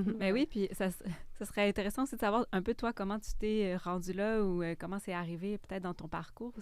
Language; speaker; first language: French; native; French